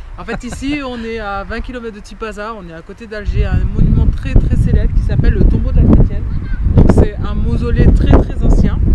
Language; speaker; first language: French; early bilingual, other home language; Arabic